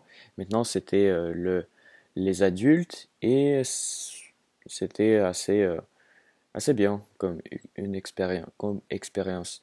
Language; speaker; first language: French; non-native, fluent; Russian